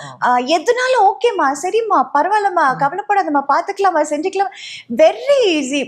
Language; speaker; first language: Tamil; native; Tamil